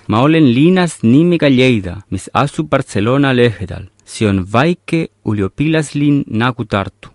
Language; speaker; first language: Estonian; non-native, learner; Catalan